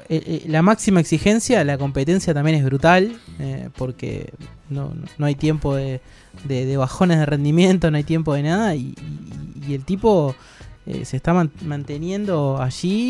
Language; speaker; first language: Spanish; native; Spanish